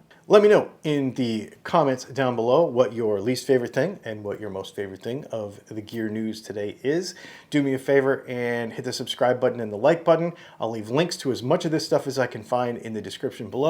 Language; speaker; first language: English; native; English